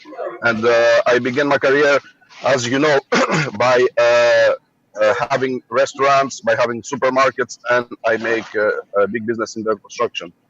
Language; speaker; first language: English; non-native, fluent; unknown